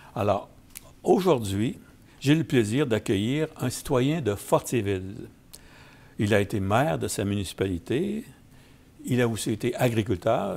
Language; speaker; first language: French; native; French